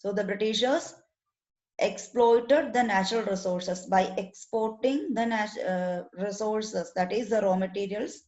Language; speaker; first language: English; non-native, local second language; Malayalam